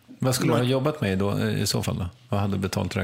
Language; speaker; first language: Swedish; native; Swedish